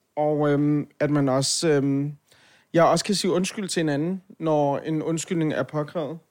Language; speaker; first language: Danish; native; Danish